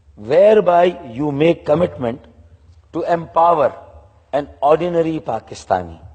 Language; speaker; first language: English; non-native, local second language; Urdu